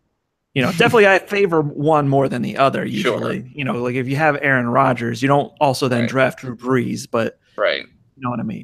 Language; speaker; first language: English; native; English